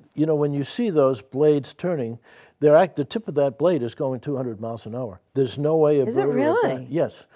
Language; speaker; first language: English; native; English